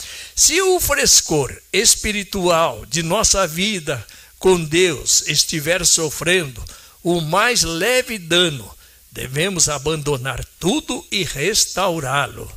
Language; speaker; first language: Portuguese; native; Portuguese